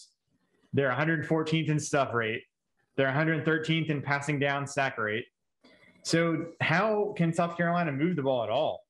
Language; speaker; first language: English; native; English